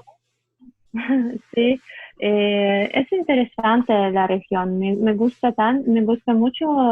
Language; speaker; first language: Spanish; non-native, fluent; Russian